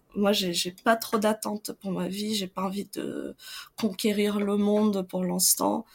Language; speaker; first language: French; non-native, fluent; Portuguese